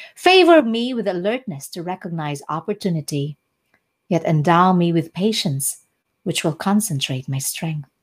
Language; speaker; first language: English; non-native, local second language; Cebuano